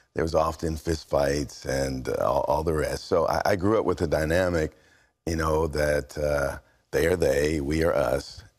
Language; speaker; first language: English; native; English